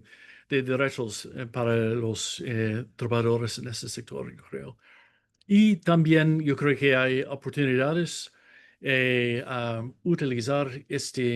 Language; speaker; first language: Spanish; non-native, fluent; English